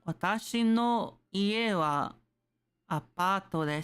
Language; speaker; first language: Japanese; non-native, learner; English